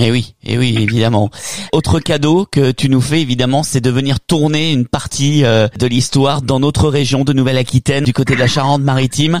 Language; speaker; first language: French; native; French